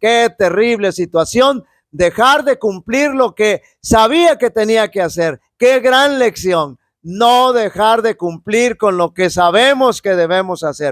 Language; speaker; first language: Spanish; native; Spanish